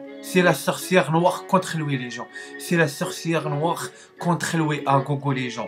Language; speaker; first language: French; non-native, learner; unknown